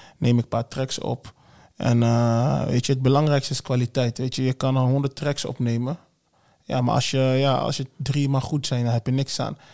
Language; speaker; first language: Dutch; early bilingual, other home language; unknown